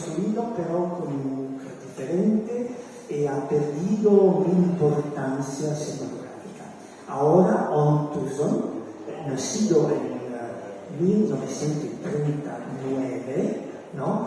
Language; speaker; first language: Spanish; non-native, learner; Italian